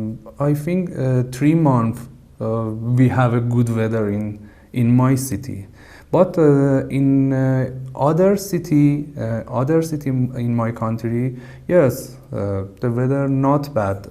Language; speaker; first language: English; non-native, learner; Persian